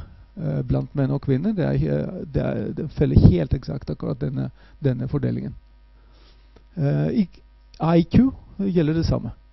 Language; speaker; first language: Norwegian; non-native, fluent; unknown